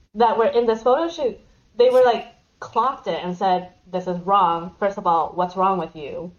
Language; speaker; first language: English; native; English